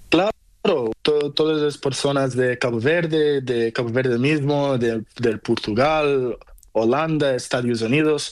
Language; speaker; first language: Spanish; non-native, learner; Portuguese